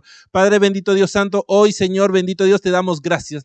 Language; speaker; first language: Spanish; native; Spanish